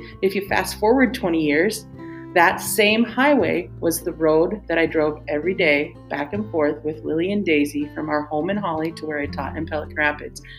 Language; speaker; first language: English; native; English